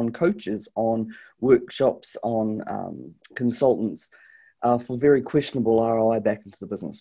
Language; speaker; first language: English; native; English